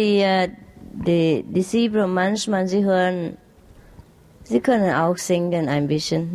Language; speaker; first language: German; non-native, learner; Vietnamese